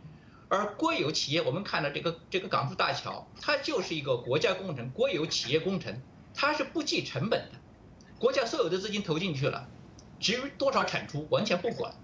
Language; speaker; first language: Chinese; native; Chinese